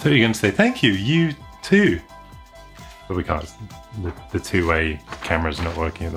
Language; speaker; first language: English; native; English